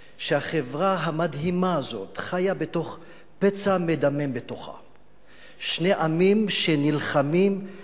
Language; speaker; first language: Hebrew; non-native, fluent; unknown